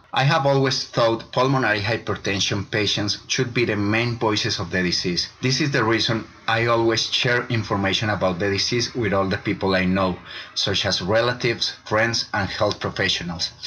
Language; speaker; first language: English; non-native, fluent; Spanish